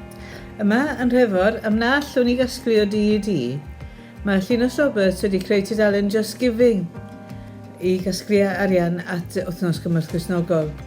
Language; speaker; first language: Welsh; native; Welsh